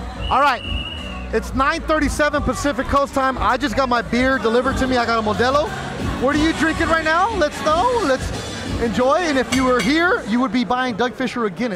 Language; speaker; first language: English; native; English